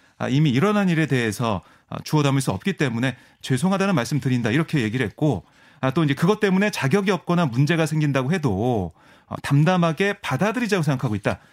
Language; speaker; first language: Korean; native; Korean